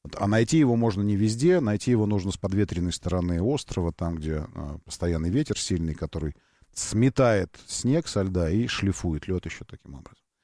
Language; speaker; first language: Russian; native; Russian